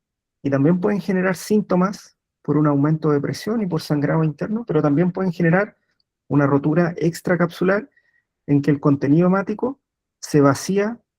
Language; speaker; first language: Spanish; native; Spanish